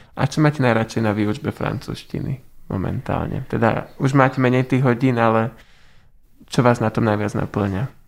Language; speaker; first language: Slovak; native; Slovak